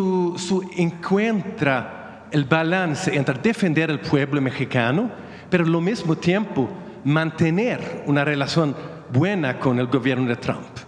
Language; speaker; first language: Spanish; non-native, fluent; Swedish